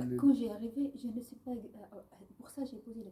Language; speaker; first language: French; non-native, learner; Arabic